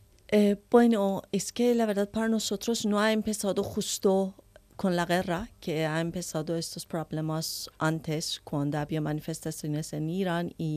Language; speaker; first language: Spanish; non-native, learner; Persian